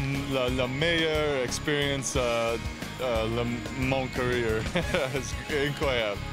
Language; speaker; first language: French; non-native, learner; English